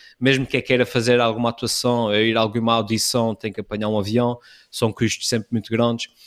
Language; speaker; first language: Portuguese; native; Portuguese